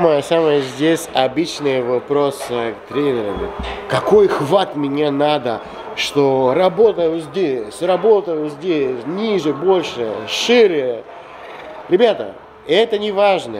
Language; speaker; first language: Russian; non-native, fluent; Greek